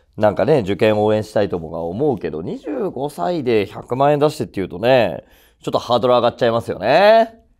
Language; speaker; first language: Japanese; native; Japanese